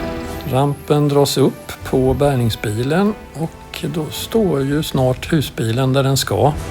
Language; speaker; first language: Swedish; native; Swedish